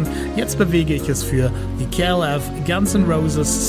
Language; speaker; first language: German; native; German